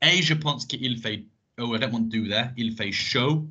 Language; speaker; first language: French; non-native, fluent; English